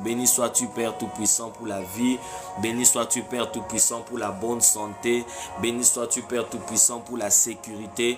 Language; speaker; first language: French; non-native, local second language; Lingala